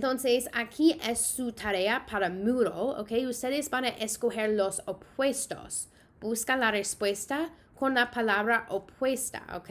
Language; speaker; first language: Spanish; non-native, fluent; English